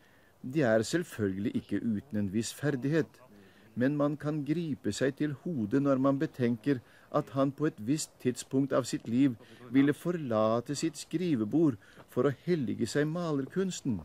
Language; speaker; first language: Norwegian; native; Norwegian